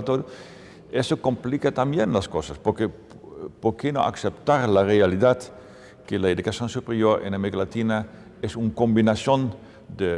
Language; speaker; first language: Spanish; non-native, fluent; Dutch